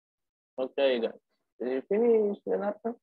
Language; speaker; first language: English; non-native, fluent; Spanish